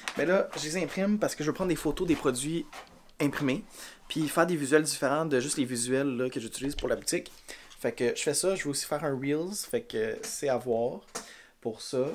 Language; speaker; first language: French; native; French